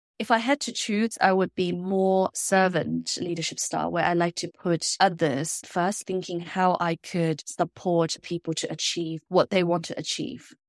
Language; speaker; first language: English; non-native, local second language; Chinese